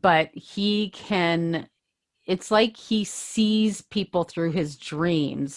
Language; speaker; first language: English; native; English